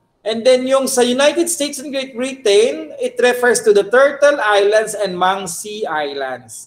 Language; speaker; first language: English; non-native, local second language; Filipino